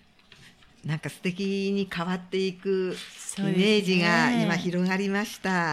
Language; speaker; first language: Japanese; native; Japanese